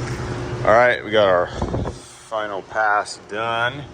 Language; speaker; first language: English; native; English